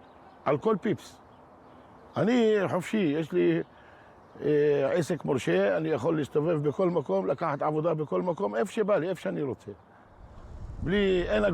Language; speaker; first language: Hebrew; non-native, local second language; Arabic